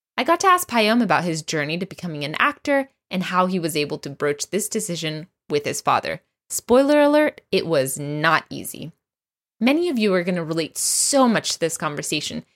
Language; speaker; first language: English; early bilingual, other home language; Persian